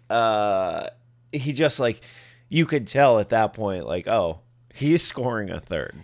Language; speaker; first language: English; native; English